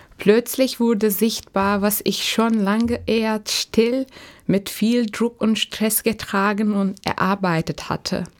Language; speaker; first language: German; non-native, fluent; Turkish